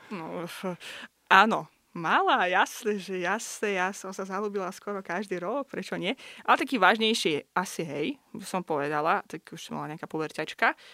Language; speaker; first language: Slovak; non-native, fluent; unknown